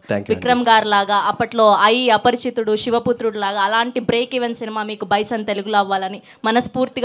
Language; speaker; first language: Telugu; native; Telugu